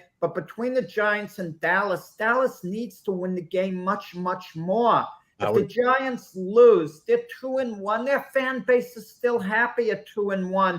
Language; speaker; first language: English; native; English